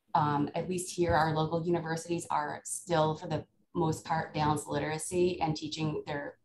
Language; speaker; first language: English; native; English